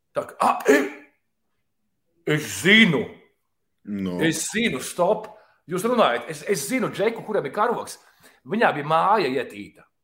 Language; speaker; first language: Latvian; native; Latvian